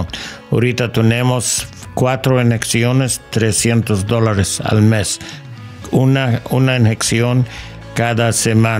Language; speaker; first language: Spanish; non-native, learner; English